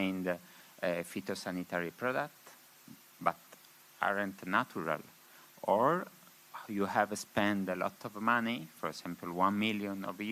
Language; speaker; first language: English; non-native, learner; Spanish